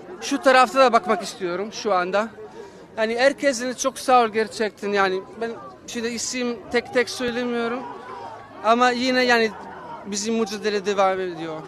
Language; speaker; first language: Turkish; non-native, fluent; Italian